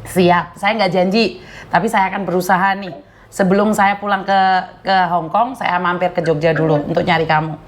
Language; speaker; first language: Indonesian; non-native, local second language; Javanese